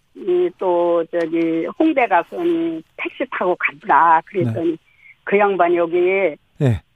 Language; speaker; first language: Korean; native; Korean